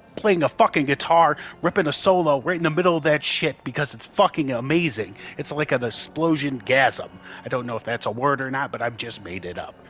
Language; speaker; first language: English; native; English